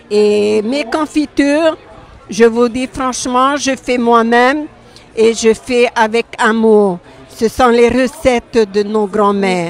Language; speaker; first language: French; non-native, local second language; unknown